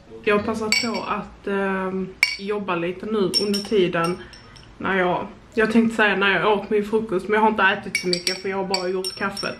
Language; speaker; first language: Swedish; native; Swedish